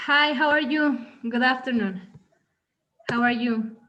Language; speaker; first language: English; non-native, fluent; Spanish